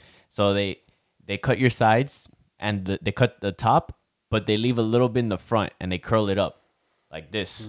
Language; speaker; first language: English; early bilingual, other home language; Spanish